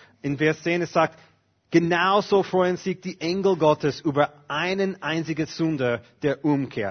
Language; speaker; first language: German; non-native, fluent; English